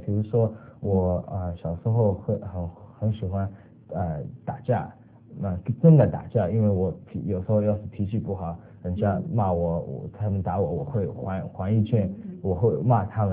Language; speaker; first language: Chinese; early bilingual, other home language; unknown